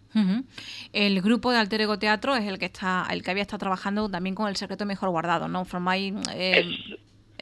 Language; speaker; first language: Spanish; native; Spanish